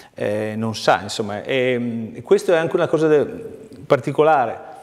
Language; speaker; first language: Italian; native; Italian